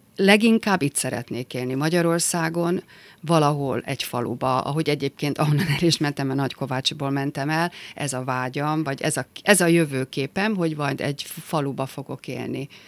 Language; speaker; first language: Hungarian; native; Hungarian